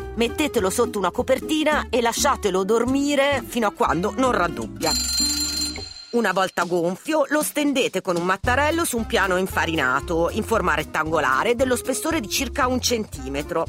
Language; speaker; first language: Italian; native; Italian